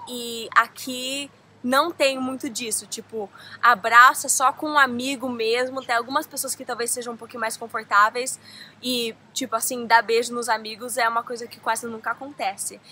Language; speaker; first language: Portuguese; early bilingual, heritage; Portuguese